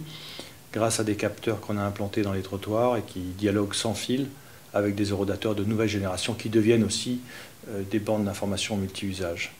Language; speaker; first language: French; native; French